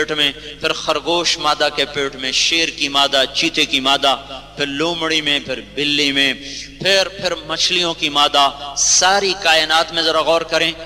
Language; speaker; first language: Urdu; non-native, local second language; Punjabi